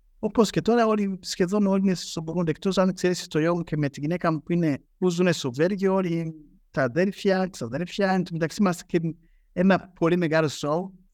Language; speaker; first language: Greek; non-native, fluent; Rundi